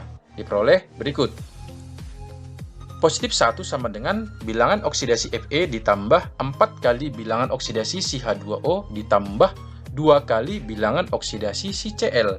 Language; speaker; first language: Indonesian; native; Indonesian